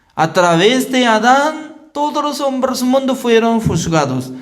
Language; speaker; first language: Spanish; non-native, fluent; Korean